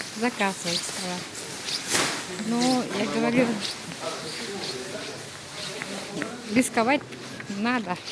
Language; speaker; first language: Russian; non-native, local second language; Kyrgyz